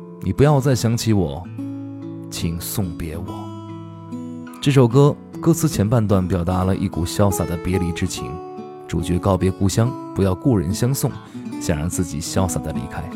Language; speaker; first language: Chinese; native; Chinese